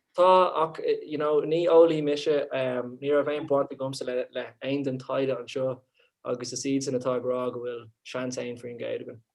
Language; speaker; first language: Irish; non-native, local second language; English